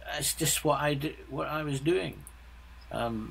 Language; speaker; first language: English; native; English